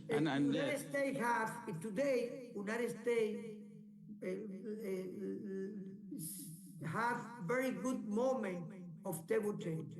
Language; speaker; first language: English; non-native, learner; Spanish